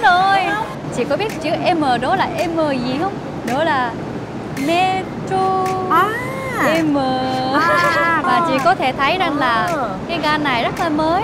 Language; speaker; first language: Vietnamese; non-native, fluent; Japanese